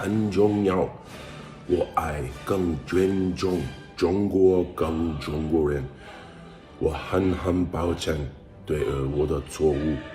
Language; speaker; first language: Chinese; non-native, learner; English